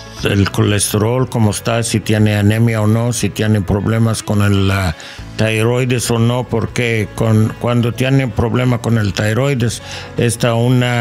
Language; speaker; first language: Spanish; non-native, learner; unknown